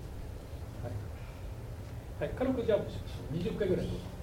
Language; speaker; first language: Japanese; native; Japanese